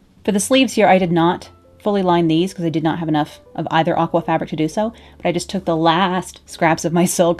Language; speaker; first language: English; native; English